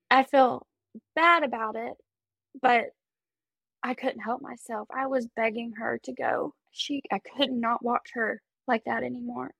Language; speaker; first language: English; native; English